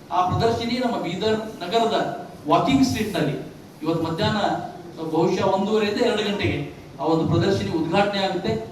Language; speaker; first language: Kannada; native; Kannada